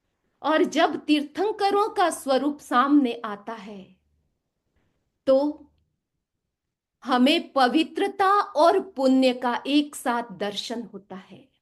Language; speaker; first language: Hindi; native; Hindi